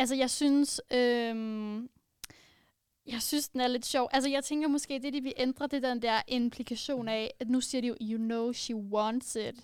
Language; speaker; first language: Danish; native; Danish